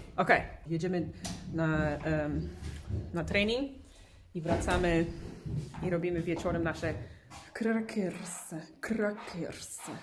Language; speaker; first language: Polish; non-native, learner; English